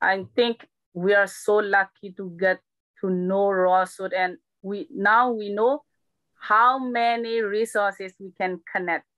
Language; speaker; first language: English; non-native, learner; Burmese